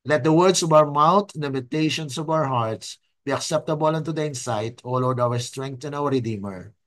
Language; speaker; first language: English; non-native, local second language; Filipino